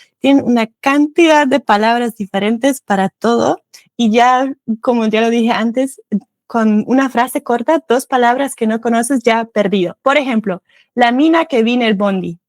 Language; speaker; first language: Spanish; non-native, fluent; German